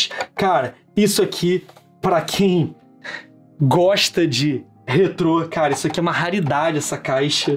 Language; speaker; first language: Portuguese; native; Portuguese